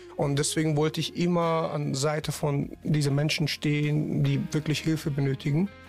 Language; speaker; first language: German; non-native, fluent; Turkish